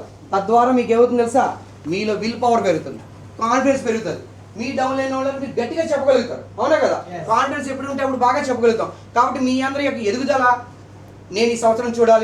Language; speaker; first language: Telugu; native; Telugu